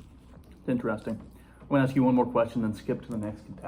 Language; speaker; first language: English; native; English